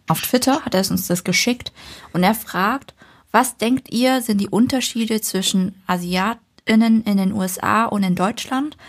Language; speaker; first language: German; early bilingual, other home language; Vietnamese